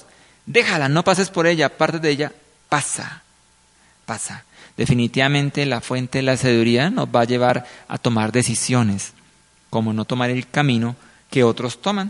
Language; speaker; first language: Spanish; native; Spanish